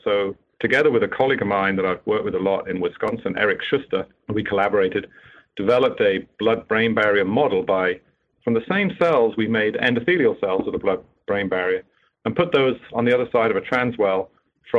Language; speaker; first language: English; native; English